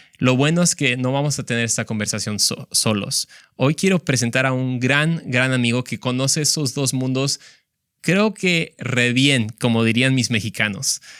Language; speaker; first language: Spanish; native; Spanish